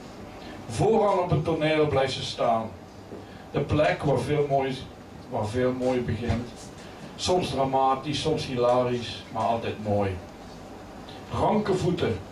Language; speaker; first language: Dutch; native; Dutch